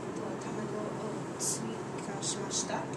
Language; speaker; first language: Japanese; non-native, learner; English